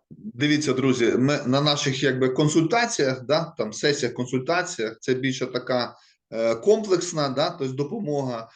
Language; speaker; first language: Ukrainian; non-native, local second language; Russian